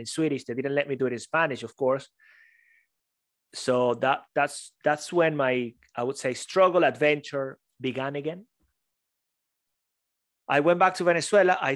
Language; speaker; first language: English; non-native, fluent; Spanish